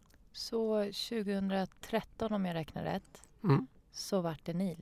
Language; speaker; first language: Swedish; non-native, fluent; Persian